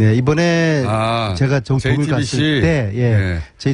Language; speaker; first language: Korean; native; Korean